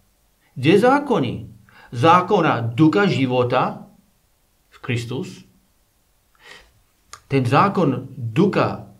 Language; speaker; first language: Czech; non-native, learner; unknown